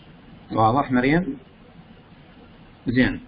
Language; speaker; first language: Arabic; native; Arabic